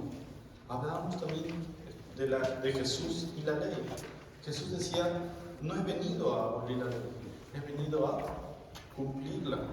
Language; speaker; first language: Spanish; native; Spanish